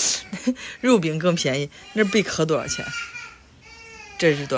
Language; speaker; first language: Chinese; native; Chinese